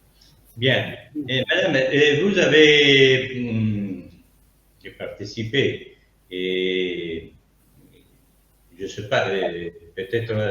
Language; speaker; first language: French; non-native, learner; Italian